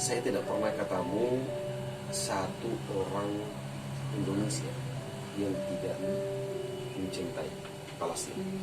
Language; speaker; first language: Indonesian; non-native, fluent; Arabic